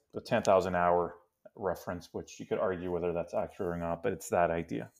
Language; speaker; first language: English; non-native, fluent; Spanish